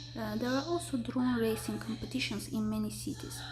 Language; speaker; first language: English; non-native, fluent; Azerbaijani